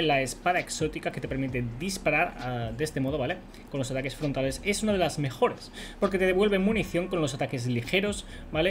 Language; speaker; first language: Spanish; native; Spanish